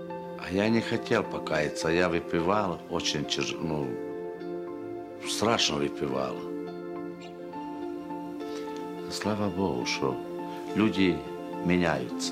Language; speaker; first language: Russian; non-native, local second language; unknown